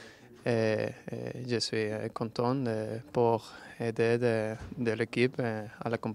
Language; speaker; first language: French; non-native, learner; Italian